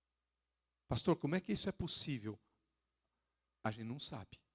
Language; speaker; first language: Portuguese; native; Portuguese